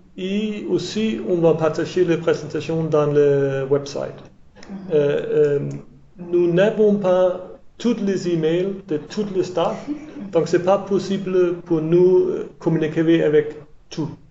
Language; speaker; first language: French; non-native, learner; English